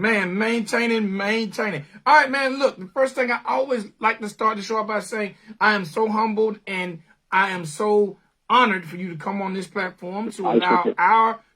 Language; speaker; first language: English; native; English